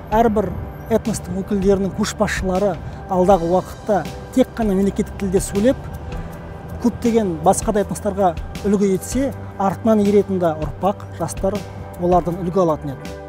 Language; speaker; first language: Kazakh; non-native, local second language; Russian